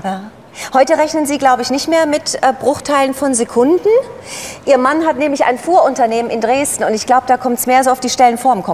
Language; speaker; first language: German; native; German